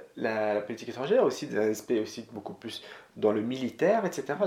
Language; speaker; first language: French; non-native, local second language; Arabic